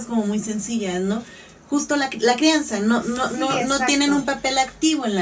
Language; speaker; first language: Spanish; native; Spanish